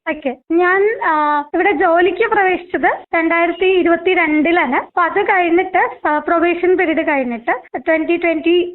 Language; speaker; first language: Malayalam; non-native, local second language; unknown